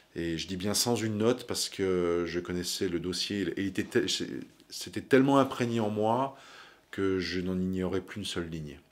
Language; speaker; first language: French; native; French